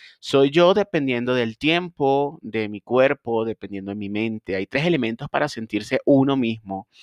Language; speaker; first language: Spanish; native; Spanish